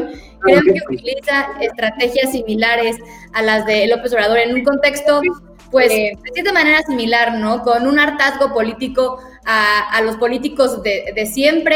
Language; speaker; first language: Spanish; native; Spanish